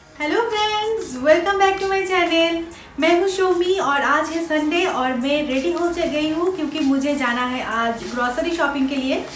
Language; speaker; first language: Hindi; non-native, local second language; Bangla